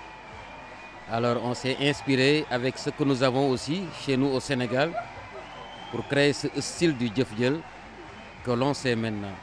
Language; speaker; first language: French; non-native, local second language; Wolof